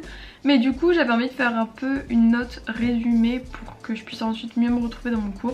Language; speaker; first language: French; native; French